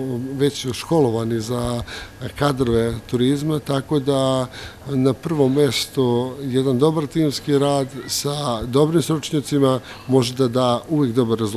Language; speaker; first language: Croatian; native; Croatian